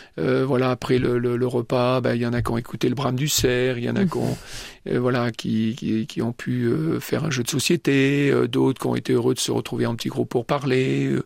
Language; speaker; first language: French; native; French